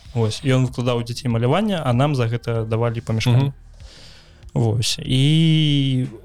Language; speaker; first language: Belarusian; native; Belarusian